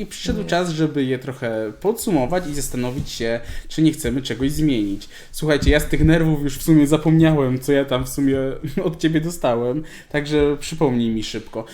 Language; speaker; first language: Polish; native; Polish